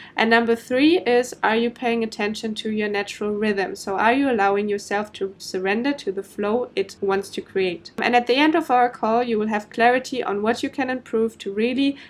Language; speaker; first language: English; non-native, fluent; German